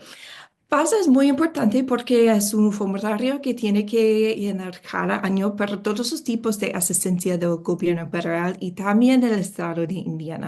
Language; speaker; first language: Spanish; non-native, fluent; English